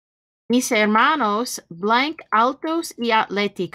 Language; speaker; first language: Spanish; non-native, fluent; English